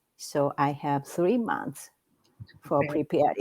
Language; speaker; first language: English; non-native, learner; Japanese